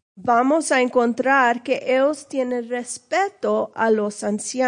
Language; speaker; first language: Spanish; early bilingual, heritage; English